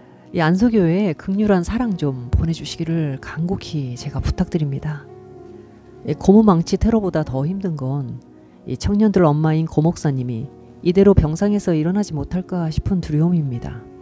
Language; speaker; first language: Korean; native; Korean